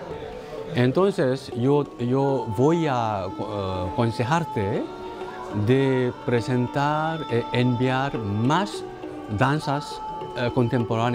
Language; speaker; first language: Spanish; non-native, learner; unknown